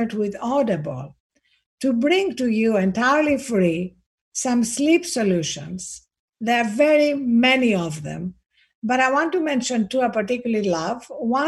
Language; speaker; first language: English; non-native, fluent; Greek